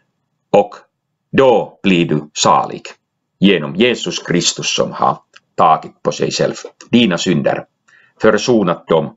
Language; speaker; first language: Swedish; non-native, local second language; Finnish